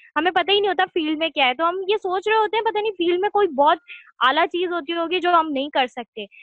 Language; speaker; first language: Urdu; native; Urdu